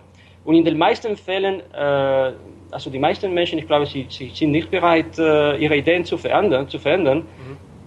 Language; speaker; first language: German; non-native, fluent; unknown